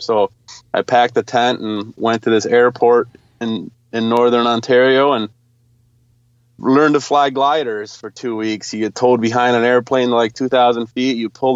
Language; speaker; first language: English; early bilingual, other home language; Polish